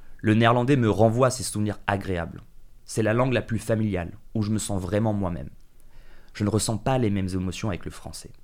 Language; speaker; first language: French; early bilingual, other home language; English